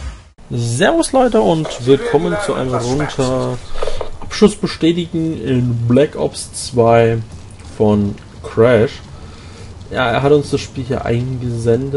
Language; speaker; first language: German; native; German